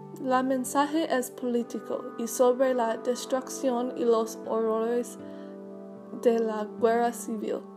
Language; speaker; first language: Spanish; non-native, learner; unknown